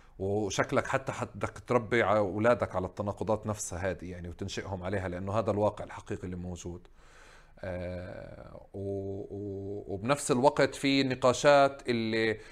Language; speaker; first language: Arabic; native; Arabic